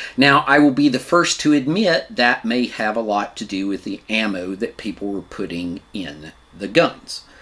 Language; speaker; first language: English; native; English